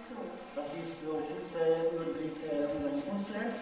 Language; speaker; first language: German; non-native, learner; Czech